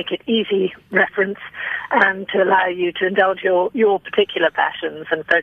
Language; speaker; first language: English; native; English